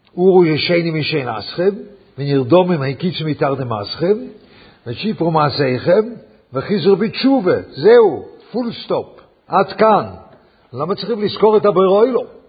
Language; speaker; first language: Hebrew; non-native, fluent; English